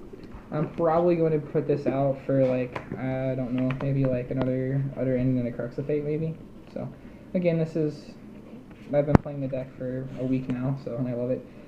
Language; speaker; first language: English; native; English